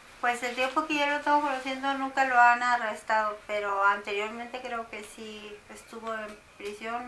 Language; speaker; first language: Spanish; native; Spanish